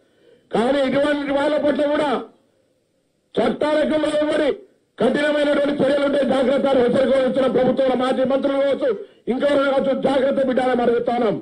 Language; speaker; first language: Telugu; native; Telugu